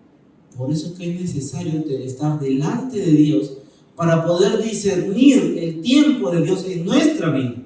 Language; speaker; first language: Spanish; native; Spanish